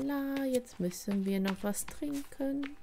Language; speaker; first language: German; native; German